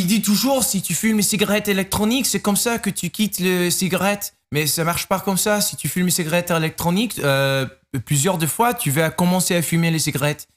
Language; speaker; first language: French; non-native, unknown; English